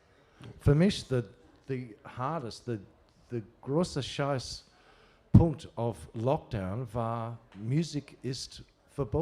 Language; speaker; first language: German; non-native, learner; English